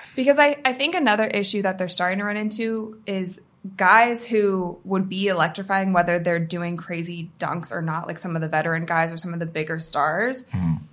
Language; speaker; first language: English; native; English